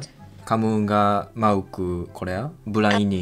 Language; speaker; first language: Indonesian; non-native, learner; Japanese